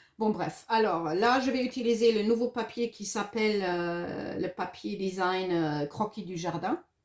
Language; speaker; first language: French; non-native, fluent; German